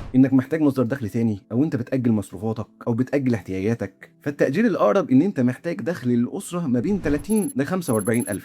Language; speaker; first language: Arabic; native; Arabic